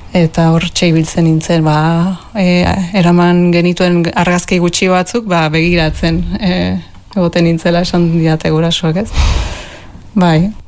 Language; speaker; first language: Basque; non-native, local second language; Spanish